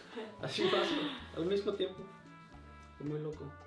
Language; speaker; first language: Spanish; non-native, fluent; Icelandic